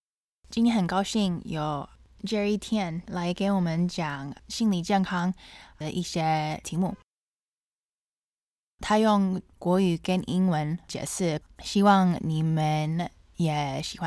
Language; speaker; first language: Chinese; early bilingual, heritage; Chinese